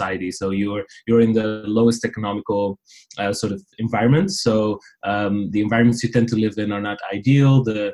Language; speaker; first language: English; non-native, fluent; Riffian